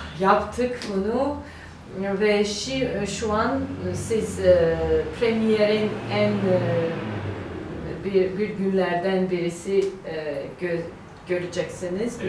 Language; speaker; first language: Turkish; non-native, learner; Georgian